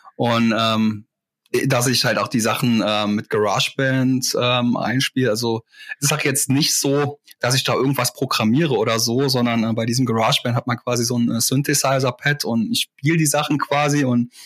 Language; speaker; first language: German; native; German